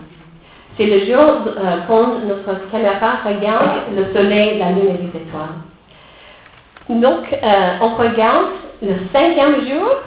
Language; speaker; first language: French; non-native, fluent; English